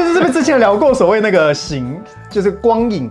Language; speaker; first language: Chinese; native; Chinese